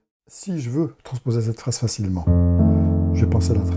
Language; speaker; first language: French; native; French